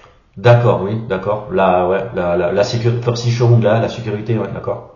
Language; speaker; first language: French; native; French